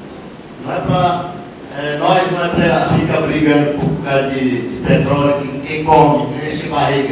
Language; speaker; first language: Portuguese; non-native, local second language; Yanomámi